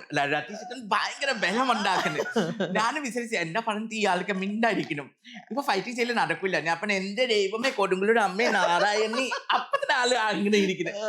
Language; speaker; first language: Malayalam; non-native, learner; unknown